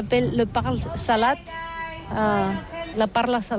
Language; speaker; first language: French; non-native, learner; Catalan